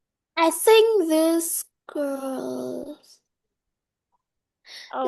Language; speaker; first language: English; non-native, learner; Vietnamese